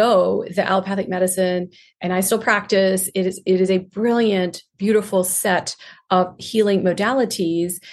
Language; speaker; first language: English; non-native, local second language; Hindi